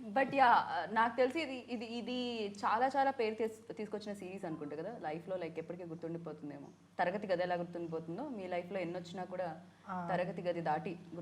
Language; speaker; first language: Telugu; native; Telugu